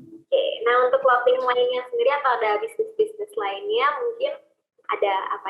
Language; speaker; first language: Indonesian; native; Indonesian